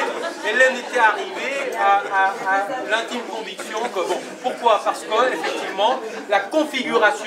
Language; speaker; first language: French; native; French